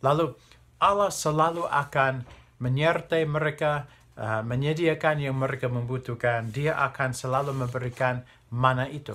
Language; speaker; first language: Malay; non-native, fluent; English